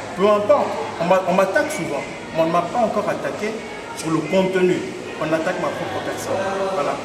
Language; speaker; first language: French; non-native, local second language; Lingala